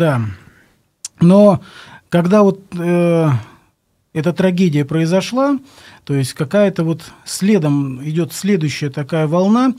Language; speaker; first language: Russian; native; Russian